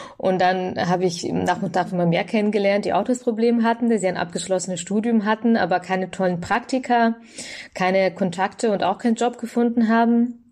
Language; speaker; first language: German; early bilingual, other home language; Russian